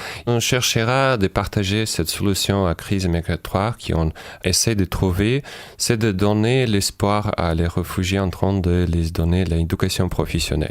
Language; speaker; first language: French; non-native, fluent; Ukrainian